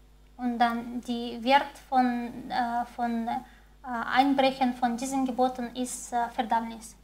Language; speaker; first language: German; non-native, fluent; Chinese